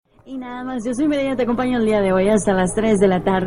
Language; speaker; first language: Spanish; native; Spanish